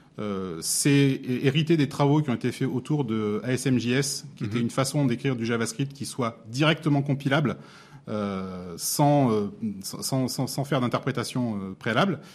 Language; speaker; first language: French; native; French